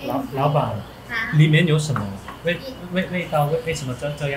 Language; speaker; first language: Chinese; non-native, learner; Korean